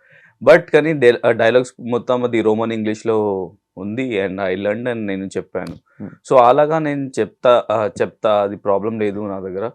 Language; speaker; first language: Telugu; non-native, learner; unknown